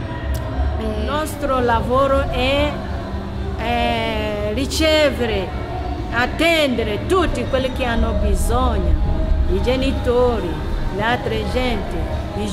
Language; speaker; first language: Italian; non-native, learner; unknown